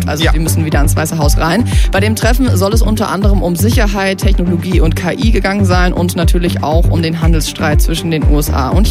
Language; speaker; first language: German; native; German